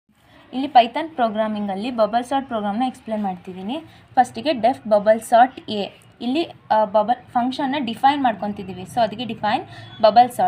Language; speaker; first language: Kannada; native; Kannada